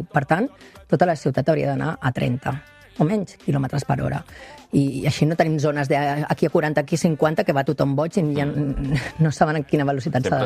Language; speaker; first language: Catalan; native; Catalan